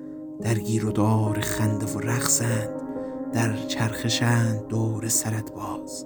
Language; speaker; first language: Persian; native; Persian